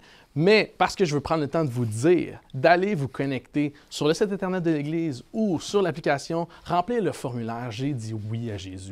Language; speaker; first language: French; native; French